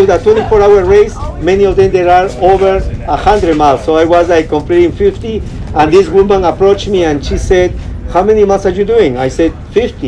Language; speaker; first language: English; non-native, fluent; Spanish